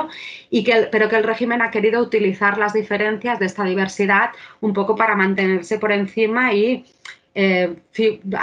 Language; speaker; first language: Spanish; native; Spanish